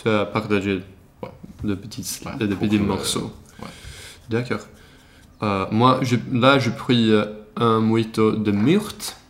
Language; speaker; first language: French; non-native, learner; Swedish